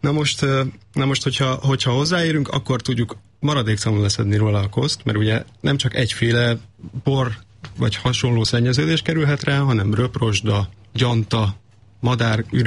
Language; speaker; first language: Hungarian; native; Hungarian